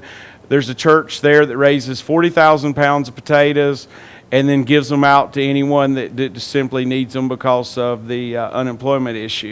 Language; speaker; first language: English; native; English